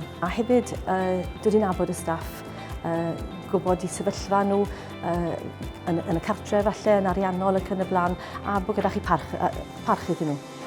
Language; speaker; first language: Welsh; native; Welsh